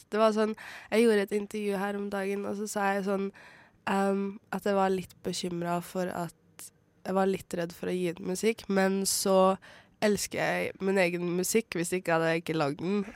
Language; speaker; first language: Norwegian; native; Norwegian